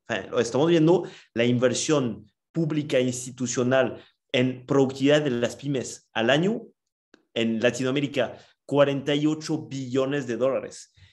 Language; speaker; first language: Spanish; non-native, fluent; French